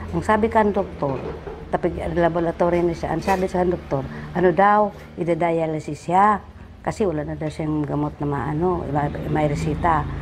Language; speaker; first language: Filipino; non-native, local second language; Bikol